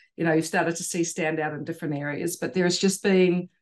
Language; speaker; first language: English; native; English